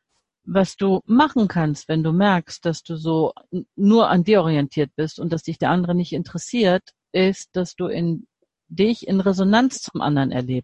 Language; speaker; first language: German; native; German